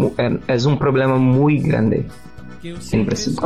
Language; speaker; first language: Spanish; non-native, learner; Portuguese